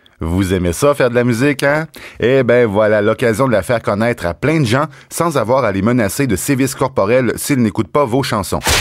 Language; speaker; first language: French; native; French